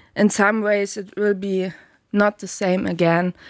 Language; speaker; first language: English; non-native, fluent; German